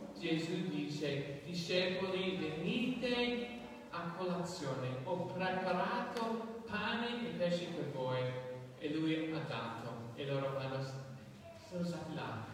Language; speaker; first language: Italian; non-native, fluent; English